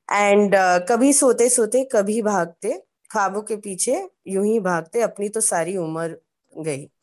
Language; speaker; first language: Hindi; native; Hindi